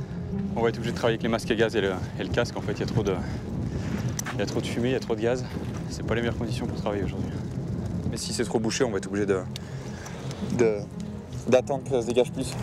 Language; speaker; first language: French; native; French